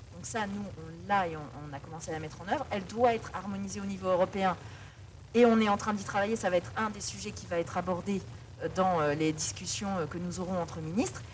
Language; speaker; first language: French; native; French